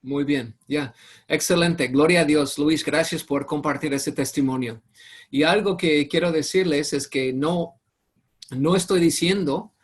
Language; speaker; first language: Spanish; non-native, fluent; English